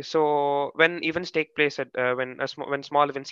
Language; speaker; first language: English; non-native, local second language; Tamil